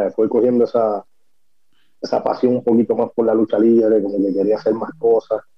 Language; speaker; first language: Spanish; native; Spanish